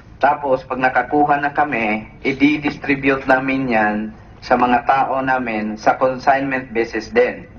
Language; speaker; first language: Filipino; non-native, local second language; Cebuano